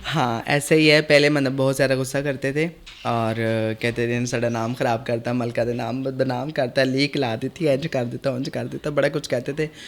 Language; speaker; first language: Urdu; non-native, local second language; Punjabi